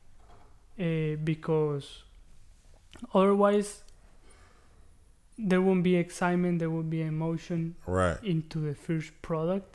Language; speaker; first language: English; non-native, fluent; Spanish